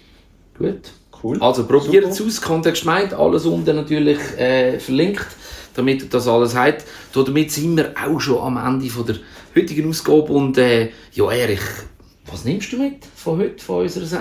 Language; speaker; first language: German; native; German